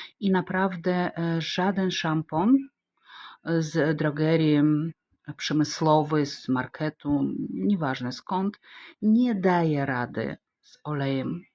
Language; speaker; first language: Polish; non-native, fluent; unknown